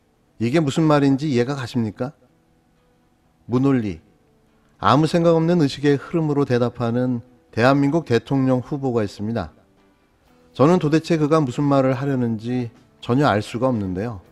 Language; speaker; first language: Korean; native; Korean